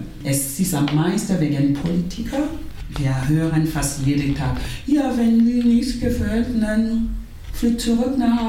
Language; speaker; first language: German; non-native, fluent; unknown